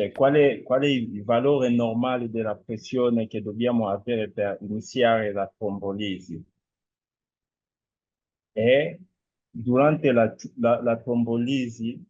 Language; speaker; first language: Italian; non-native, fluent; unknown